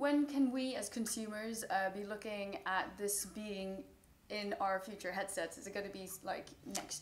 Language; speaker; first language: English; native; English